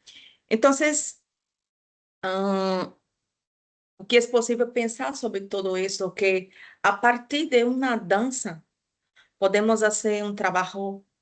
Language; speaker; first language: Spanish; non-native, fluent; Portuguese